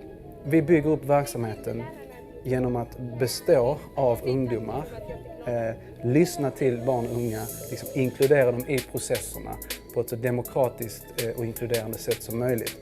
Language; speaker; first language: Swedish; native; Swedish